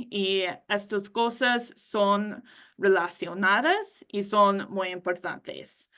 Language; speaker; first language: Spanish; non-native, learner; English